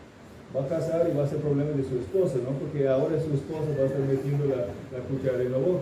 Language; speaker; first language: Spanish; non-native, fluent; English